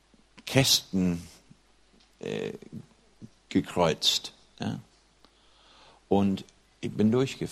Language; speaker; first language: German; non-native, fluent; English